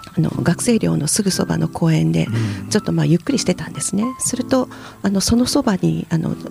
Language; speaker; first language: Japanese; native; Japanese